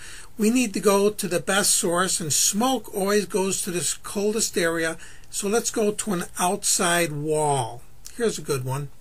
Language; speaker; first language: English; native; English